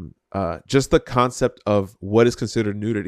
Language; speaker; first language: English; native; English